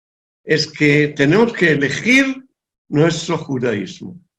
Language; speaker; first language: Spanish; non-native, fluent; Hebrew